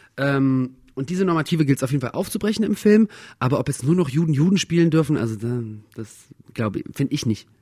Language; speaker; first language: German; early bilingual, other home language; Russian